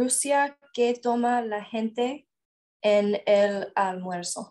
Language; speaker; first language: Spanish; non-native, learner; English